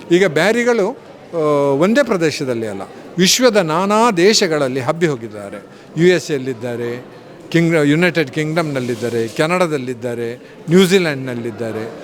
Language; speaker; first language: Kannada; non-native, local second language; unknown